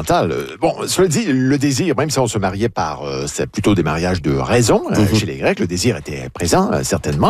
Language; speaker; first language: French; native; French